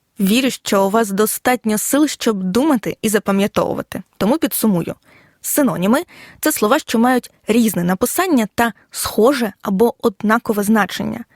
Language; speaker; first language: Ukrainian; native; Ukrainian